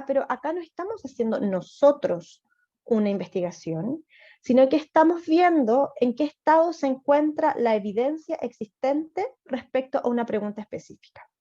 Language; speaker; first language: Spanish; native; Spanish